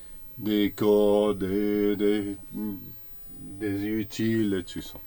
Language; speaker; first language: French; non-native, fluent; English